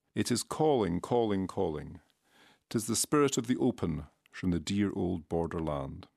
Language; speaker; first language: English; native; English